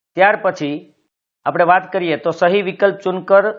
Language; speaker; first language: Hindi; non-native, local second language; Gujarati